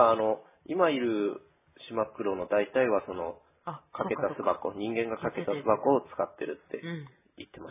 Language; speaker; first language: Japanese; native; Japanese